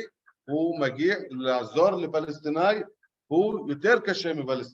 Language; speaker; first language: Hebrew; non-native, local second language; Arabic